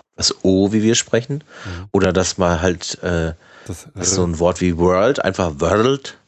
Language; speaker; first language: German; native; German